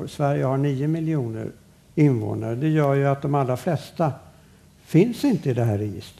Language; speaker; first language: Swedish; native; Swedish